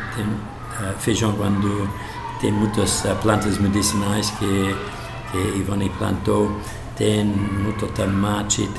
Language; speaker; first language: Portuguese; non-native, fluent; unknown